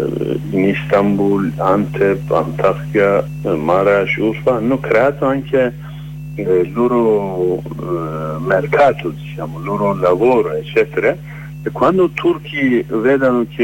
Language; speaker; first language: Italian; non-native, learner; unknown